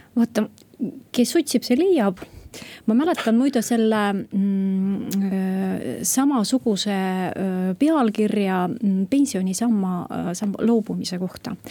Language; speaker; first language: Estonian; non-native, local second language; Russian